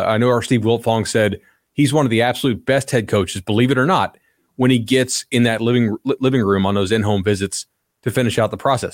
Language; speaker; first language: English; native; English